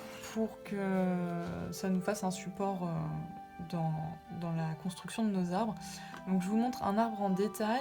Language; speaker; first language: French; native; French